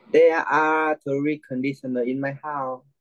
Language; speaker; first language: English; non-native, learner; Vietnamese